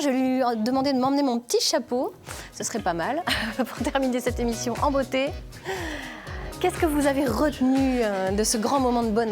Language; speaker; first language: French; native; French